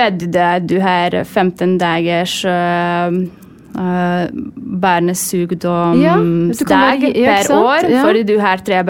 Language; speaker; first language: Norwegian; non-native, fluent; Hungarian